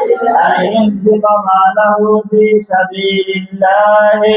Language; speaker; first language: Arabic; non-native, learner; Bangla